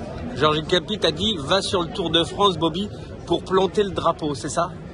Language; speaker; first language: French; native; French